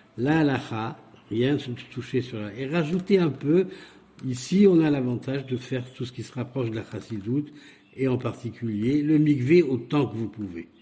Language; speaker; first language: French; native; French